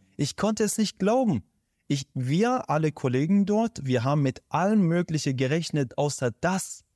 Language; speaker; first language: German; non-native, fluent; Persian